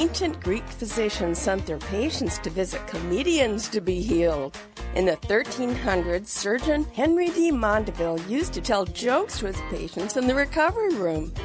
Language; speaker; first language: English; native; English